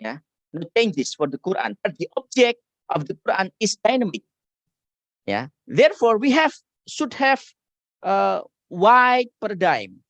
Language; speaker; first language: English; non-native, learner; Indonesian